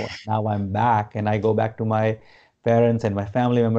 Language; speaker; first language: English; non-native, local second language; Gujarati